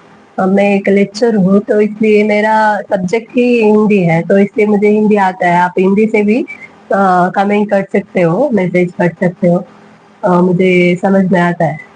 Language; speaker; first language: Hindi; non-native, local second language; Tulu